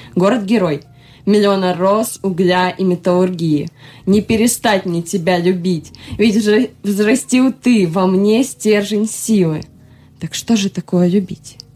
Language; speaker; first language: Russian; native; Russian